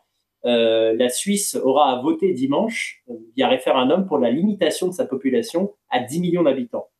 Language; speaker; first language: French; native; French